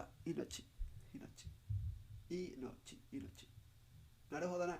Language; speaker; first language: Japanese; non-native, learner; Spanish